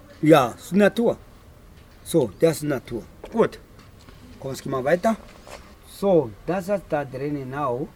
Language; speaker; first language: German; non-native, local second language; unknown